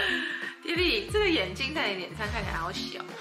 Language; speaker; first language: Chinese; native; Chinese